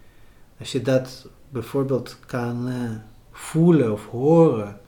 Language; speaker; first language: Dutch; non-native, fluent; Spanish